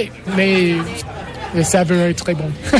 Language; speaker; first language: French; non-native, learner; English